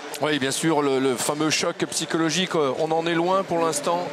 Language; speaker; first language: French; native; French